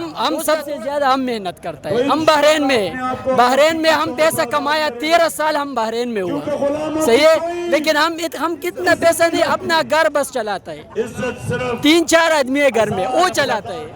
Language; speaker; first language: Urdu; non-native, local second language; Pashto